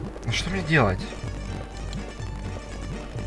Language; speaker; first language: Russian; native; Russian